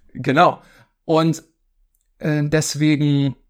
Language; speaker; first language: German; native; German